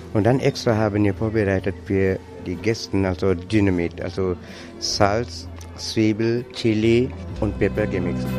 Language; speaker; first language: German; non-native, learner; Sinhala